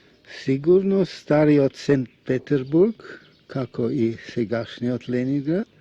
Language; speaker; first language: Macedonian; non-native, fluent; Russian